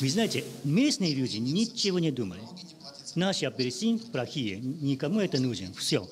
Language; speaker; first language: Russian; non-native, learner; Japanese